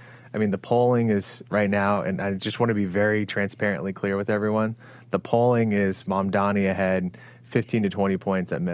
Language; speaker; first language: English; native; English